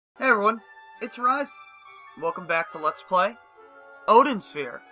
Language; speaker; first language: English; native; English